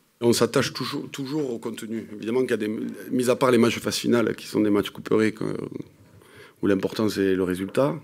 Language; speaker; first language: French; native; French